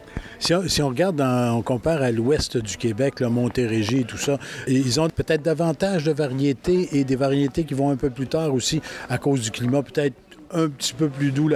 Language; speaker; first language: French; native; French